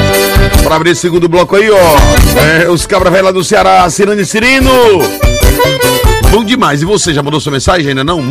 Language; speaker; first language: Portuguese; native; Portuguese